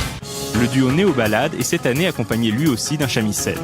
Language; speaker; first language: French; native; French